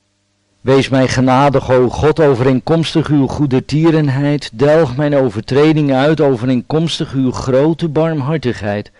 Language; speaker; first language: Dutch; native; Dutch